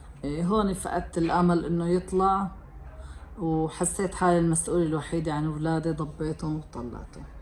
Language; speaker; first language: Arabic; native; Arabic